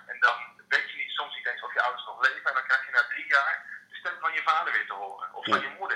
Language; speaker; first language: Dutch; native; Dutch